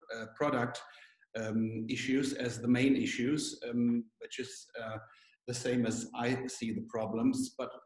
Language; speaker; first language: English; non-native, fluent; Italian